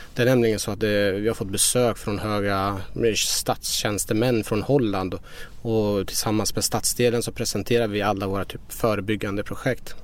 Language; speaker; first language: Swedish; early bilingual, other home language; Persian